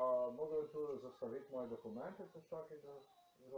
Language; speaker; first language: Polish; non-native, learner; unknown